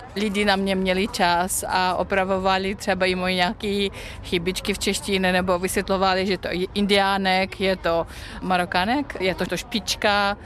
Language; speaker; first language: Czech; non-native, fluent; Russian